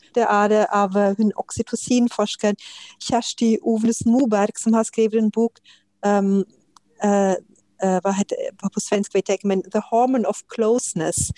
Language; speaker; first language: Norwegian; non-native, fluent; German